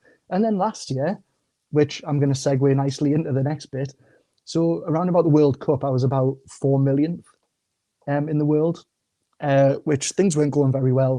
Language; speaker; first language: English; native; English